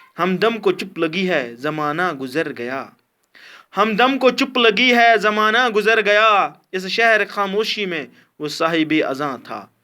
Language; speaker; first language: Urdu; non-native, local second language; Kashmiri